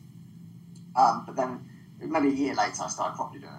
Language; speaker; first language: English; native; English